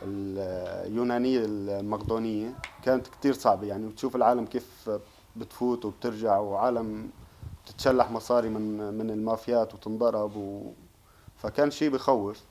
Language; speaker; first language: Arabic; native; Arabic